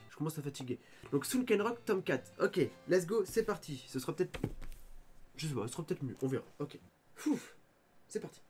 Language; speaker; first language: French; native; French